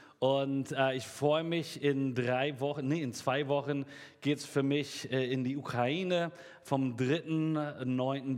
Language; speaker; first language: German; native; German